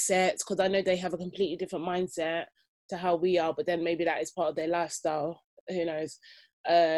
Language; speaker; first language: English; native; English